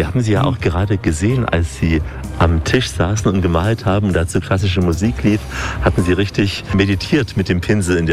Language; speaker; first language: German; native; German